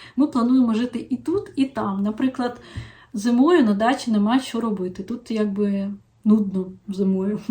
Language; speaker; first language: Ukrainian; non-native, local second language; Russian